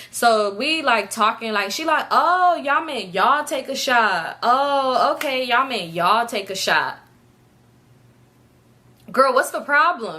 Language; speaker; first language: English; native; English